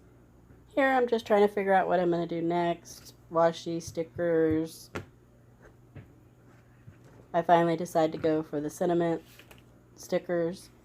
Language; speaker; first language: English; native; English